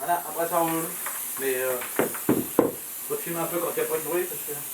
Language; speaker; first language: French; native; French